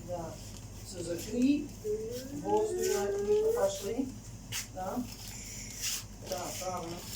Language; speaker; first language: Russian; non-native, learner; English